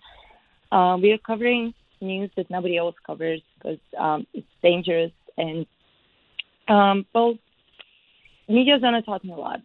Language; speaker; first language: English; non-native, fluent; Russian